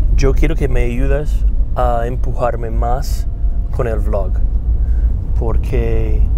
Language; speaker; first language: Spanish; non-native, fluent; English